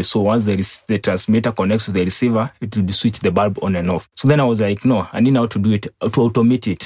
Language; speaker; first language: English; non-native, local second language; Kikuyu